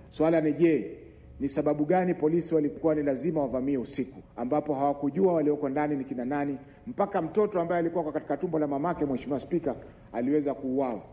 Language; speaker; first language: Swahili; native; Swahili